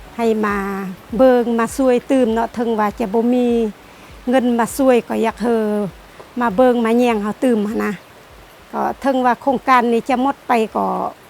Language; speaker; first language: Lao; non-native, local second language; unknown